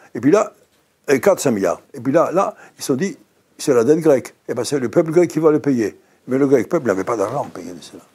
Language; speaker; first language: French; non-native, fluent; Greek